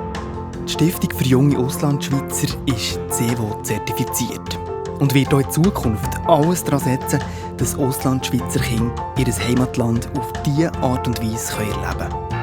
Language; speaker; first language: German; native; German